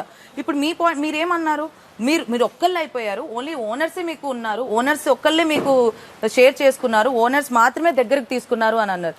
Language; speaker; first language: Telugu; native; Telugu